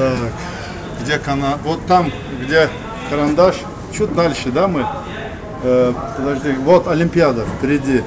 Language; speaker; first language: Russian; non-native, fluent; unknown